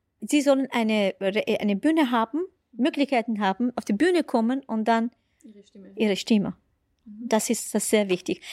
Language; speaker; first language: German; non-native, fluent; Persian